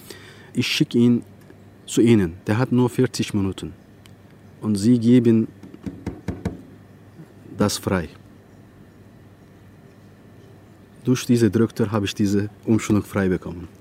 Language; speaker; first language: German; non-native, learner; Turkish